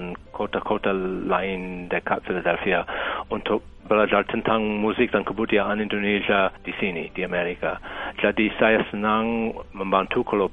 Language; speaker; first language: Indonesian; non-native, fluent; English